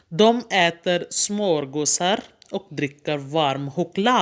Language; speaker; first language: Swedish; non-native, fluent; Urdu